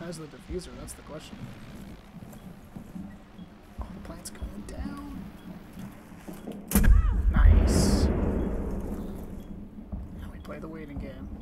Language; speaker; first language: English; native; English